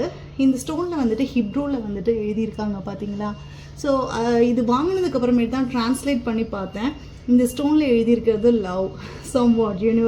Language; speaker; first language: Tamil; non-native, local second language; Malayalam